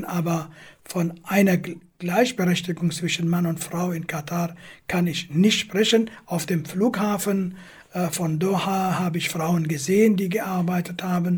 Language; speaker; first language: German; non-native, fluent; Kurdish